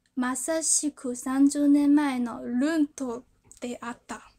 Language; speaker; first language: Japanese; non-native, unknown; Chinese